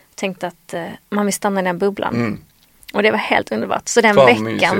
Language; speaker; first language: Swedish; native; Swedish